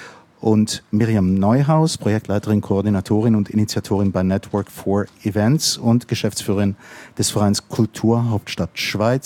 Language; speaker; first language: German; native; German